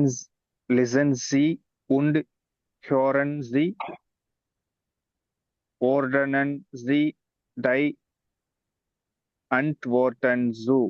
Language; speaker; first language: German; non-native, learner; Tamil